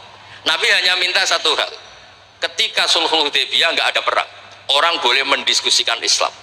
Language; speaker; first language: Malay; non-native, local second language; Javanese